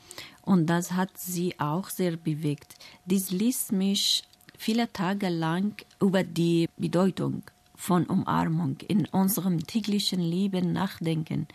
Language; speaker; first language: German; non-native, learner; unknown